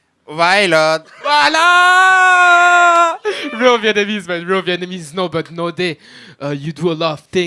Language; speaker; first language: English; non-native, fluent; French